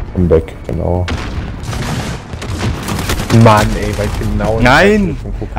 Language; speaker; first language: German; native; German